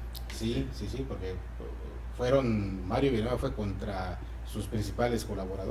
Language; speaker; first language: Spanish; native; Spanish